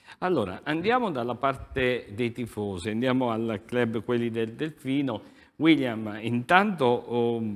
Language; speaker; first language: Italian; native; Italian